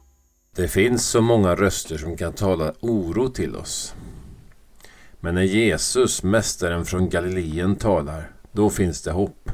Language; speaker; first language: Swedish; native; Swedish